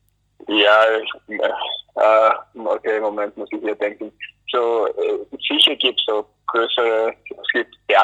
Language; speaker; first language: German; early bilingual, other home language; Greek